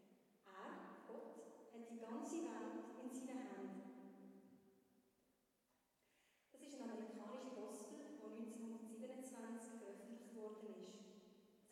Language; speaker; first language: German; native; German